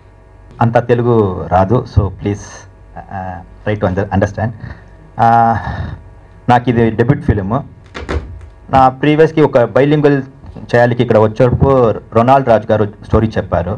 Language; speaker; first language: Telugu; non-native, learner; Tamil